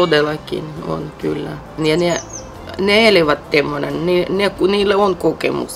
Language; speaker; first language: Finnish; non-native, learner; Ukrainian